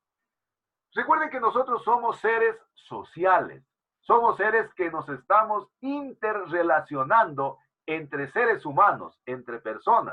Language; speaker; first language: Spanish; native; Spanish